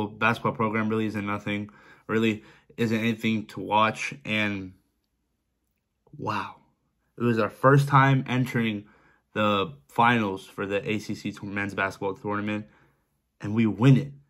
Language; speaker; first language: English; native; English